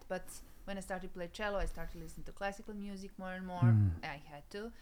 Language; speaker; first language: English; non-native, fluent; Serbian